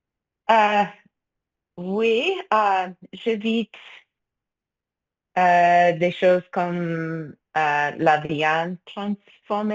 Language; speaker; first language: French; non-native, fluent; English